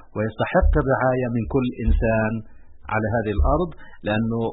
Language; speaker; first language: Arabic; native; Arabic